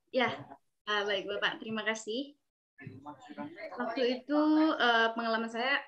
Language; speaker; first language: Indonesian; native; Indonesian